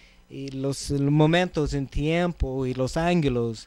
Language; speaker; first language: Spanish; non-native, learner; English